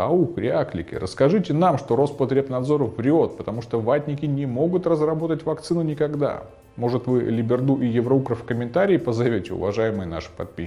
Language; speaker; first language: Russian; native; Russian